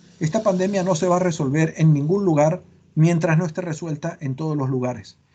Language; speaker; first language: Spanish; native; Spanish